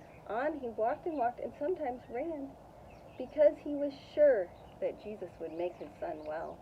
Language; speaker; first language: English; native; English